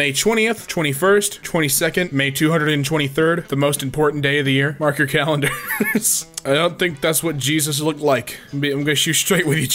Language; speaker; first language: English; native; English